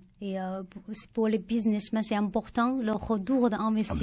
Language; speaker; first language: French; non-native, learner; Chinese